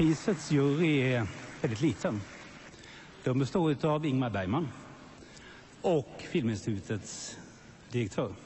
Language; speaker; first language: Swedish; native; Swedish